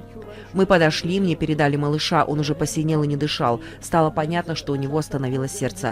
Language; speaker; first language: Russian; native; Russian